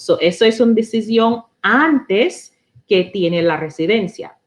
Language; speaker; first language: Spanish; non-native, learner; English